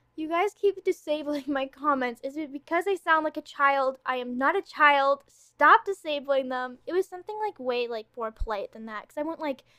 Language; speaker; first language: English; native; English